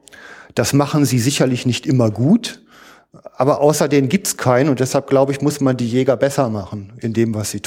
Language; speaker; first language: German; native; German